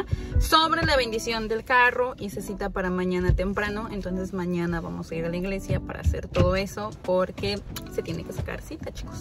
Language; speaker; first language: Spanish; native; Spanish